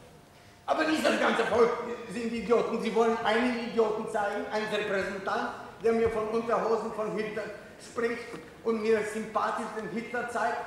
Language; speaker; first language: German; non-native, fluent; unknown